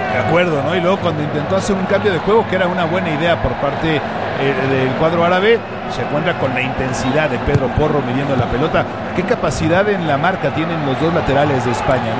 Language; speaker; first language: Spanish; native; Spanish